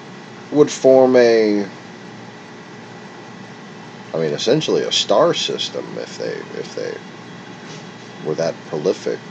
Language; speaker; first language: English; native; English